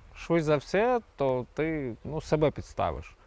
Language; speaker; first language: Ukrainian; native; Ukrainian